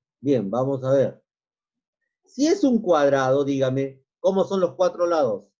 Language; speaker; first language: Spanish; native; Spanish